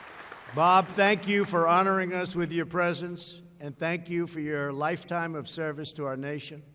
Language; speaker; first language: English; native; English